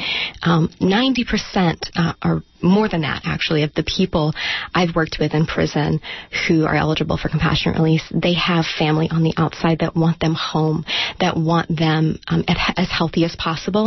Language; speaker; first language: English; native; English